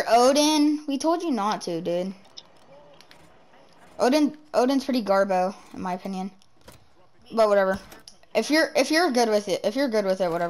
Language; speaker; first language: English; native; English